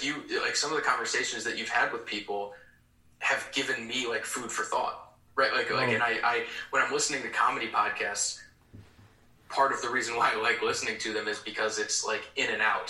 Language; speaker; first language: English; native; English